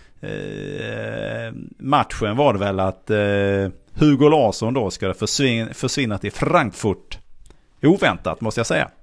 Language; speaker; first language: Swedish; native; Swedish